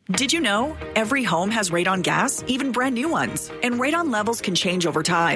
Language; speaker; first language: English; native; English